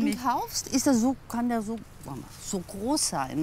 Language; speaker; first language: German; native; German